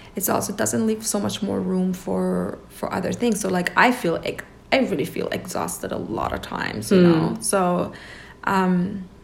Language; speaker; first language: English; early bilingual, other home language; Persian